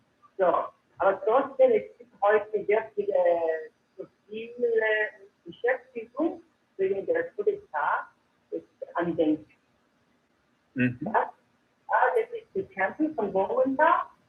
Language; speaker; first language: German; non-native, learner; Korean